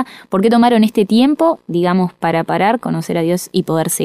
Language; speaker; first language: Spanish; native; Spanish